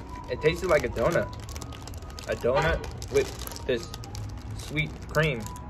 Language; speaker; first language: English; early bilingual, other home language; Korean